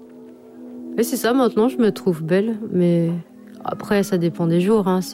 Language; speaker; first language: French; native; French